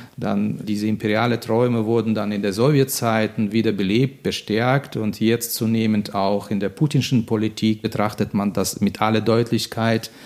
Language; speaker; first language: German; non-native, fluent; Russian